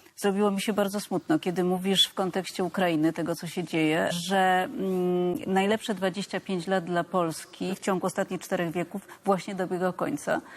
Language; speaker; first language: Polish; native; Polish